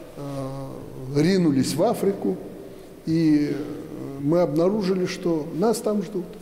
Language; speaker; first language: Russian; native; Russian